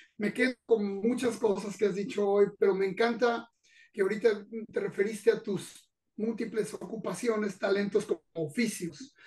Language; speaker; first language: Spanish; native; Spanish